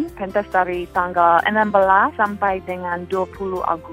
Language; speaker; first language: Indonesian; non-native, fluent; English